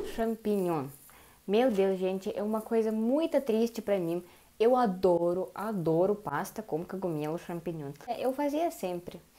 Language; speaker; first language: Portuguese; non-native, learner; Russian